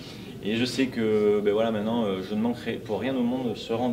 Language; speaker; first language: French; native; French